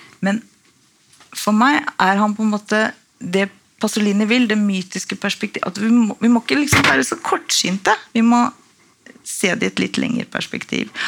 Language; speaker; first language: Norwegian; native; Norwegian